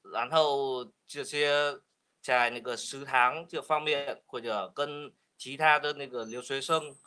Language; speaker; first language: Chinese; non-native, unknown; Vietnamese